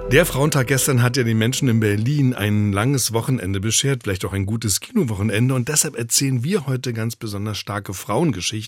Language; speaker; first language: German; native; German